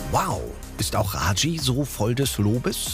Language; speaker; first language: German; native; German